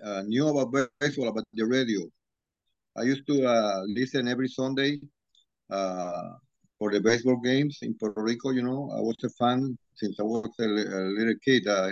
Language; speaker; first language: English; non-native, fluent; Spanish